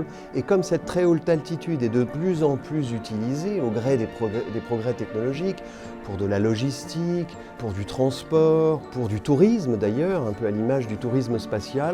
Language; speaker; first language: French; native; French